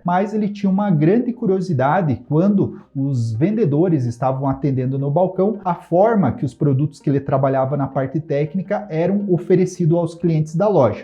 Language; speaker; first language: Portuguese; native; Portuguese